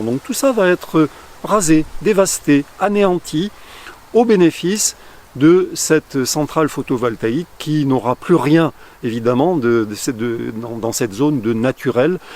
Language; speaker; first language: French; native; French